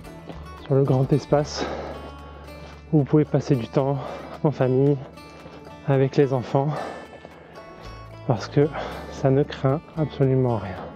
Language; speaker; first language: French; native; French